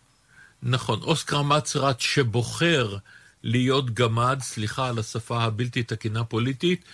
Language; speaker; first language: Hebrew; native; Hebrew